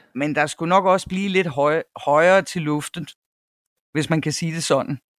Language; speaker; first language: Danish; native; Danish